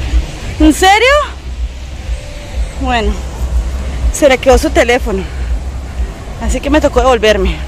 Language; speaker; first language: Spanish; native; Spanish